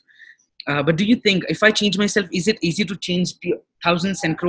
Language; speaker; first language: English; non-native, local second language; Marwari